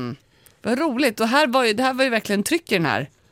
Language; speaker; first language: Swedish; native; Swedish